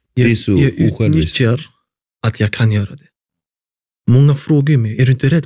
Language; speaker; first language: Swedish; early bilingual, other home language; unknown